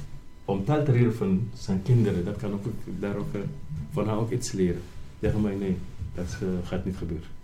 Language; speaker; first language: Dutch; non-native, learner; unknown